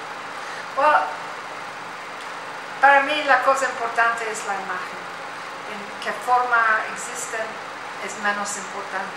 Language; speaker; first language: Spanish; non-native, learner; English